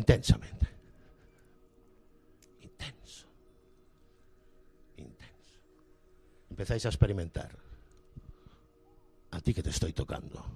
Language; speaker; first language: Spanish; native; Spanish